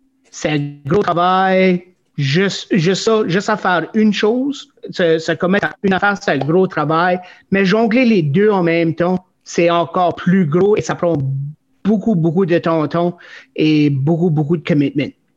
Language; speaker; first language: French; native; French